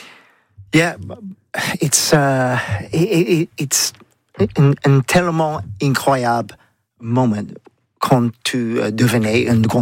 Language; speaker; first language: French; non-native, learner; English